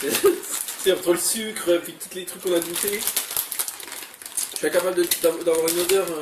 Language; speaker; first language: French; native; French